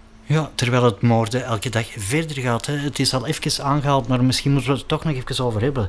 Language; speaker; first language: Dutch; native; Dutch